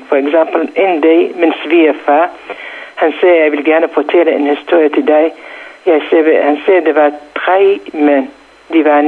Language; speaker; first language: Danish; non-native, learner; Central Kurdish